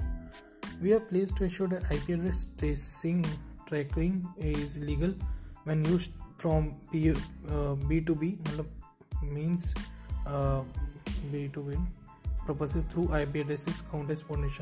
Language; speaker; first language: English; non-native, local second language; Hindi